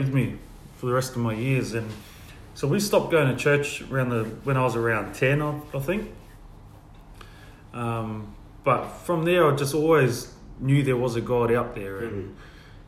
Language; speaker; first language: English; native; English